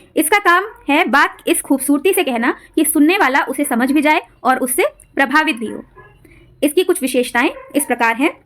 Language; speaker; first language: Hindi; native; Hindi